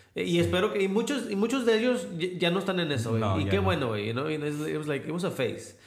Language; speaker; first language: Spanish; native; Spanish